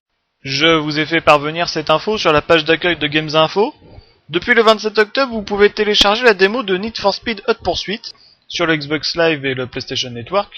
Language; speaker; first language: French; native; French